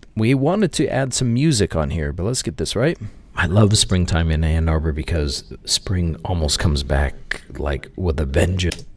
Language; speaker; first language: English; native; English